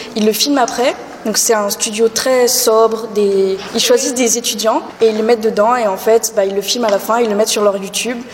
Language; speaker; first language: French; native; French